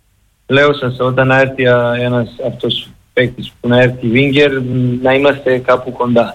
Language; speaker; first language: Greek; non-native, fluent; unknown